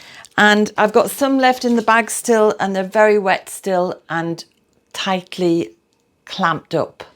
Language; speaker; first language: English; native; English